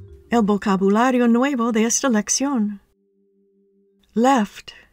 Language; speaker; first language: Spanish; native; Spanish